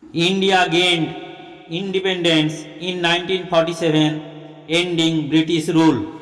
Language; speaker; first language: English; non-native, local second language; Bangla